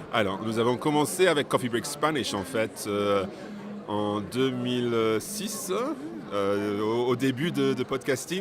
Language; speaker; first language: French; non-native, fluent; English